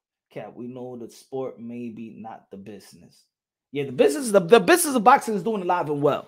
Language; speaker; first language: English; early bilingual, other home language; Spanish